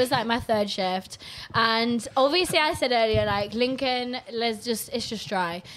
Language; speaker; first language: English; native; English